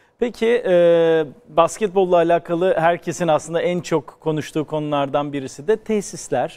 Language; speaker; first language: Turkish; native; Turkish